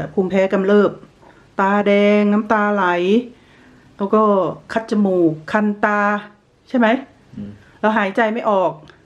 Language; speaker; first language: Thai; native; Thai